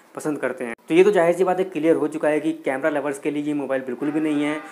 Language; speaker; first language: Hindi; native; Hindi